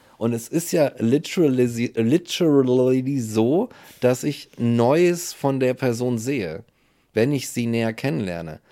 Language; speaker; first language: German; native; German